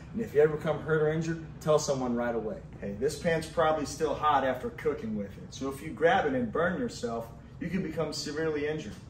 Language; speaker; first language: English; native; English